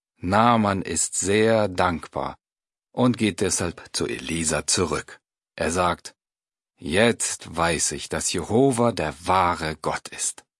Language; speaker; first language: German; native; German